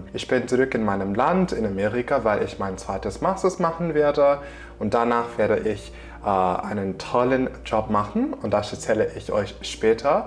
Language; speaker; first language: German; non-native, fluent; English